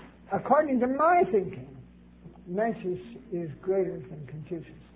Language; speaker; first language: English; native; English